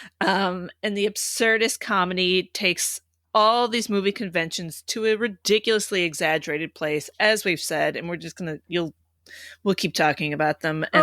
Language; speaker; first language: English; native; English